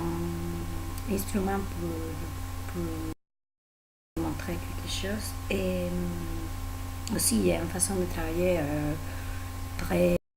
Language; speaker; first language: French; non-native, learner; Spanish